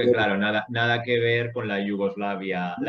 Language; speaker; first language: Spanish; native; Spanish